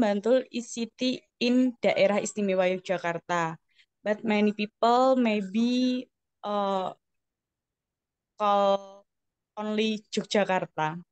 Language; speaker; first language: English; non-native, learner; Indonesian